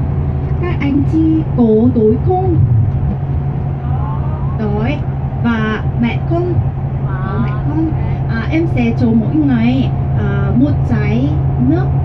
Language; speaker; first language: Vietnamese; non-native, learner; Korean